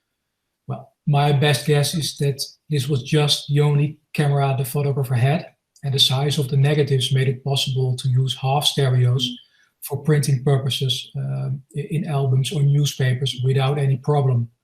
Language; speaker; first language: English; non-native, fluent; Dutch